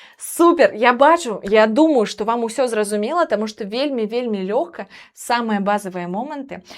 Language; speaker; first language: Belarusian; non-native, local second language; Russian